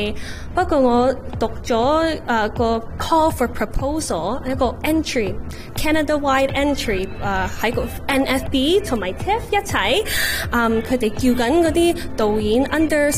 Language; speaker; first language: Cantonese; early bilingual, heritage; Cantonese